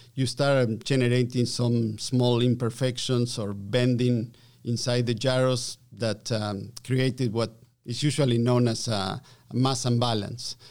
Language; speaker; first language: English; non-native, fluent; Spanish